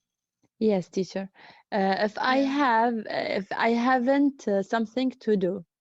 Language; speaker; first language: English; non-native, learner; Arabic